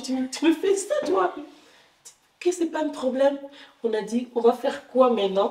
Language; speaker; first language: French; non-native, fluent; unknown